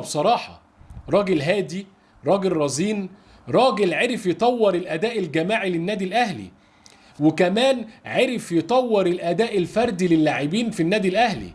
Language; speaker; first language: Arabic; native; Arabic